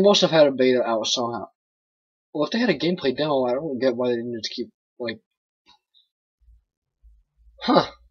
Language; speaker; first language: English; native; English